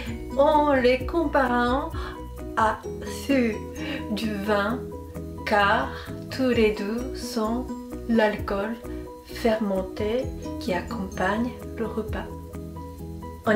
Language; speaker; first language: French; non-native, fluent; Japanese